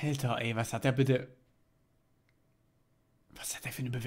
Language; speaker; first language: German; native; German